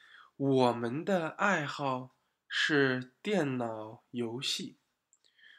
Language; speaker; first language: Chinese; non-native, fluent; English